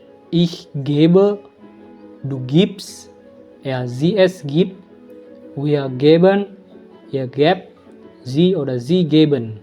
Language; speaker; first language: German; non-native, fluent; Indonesian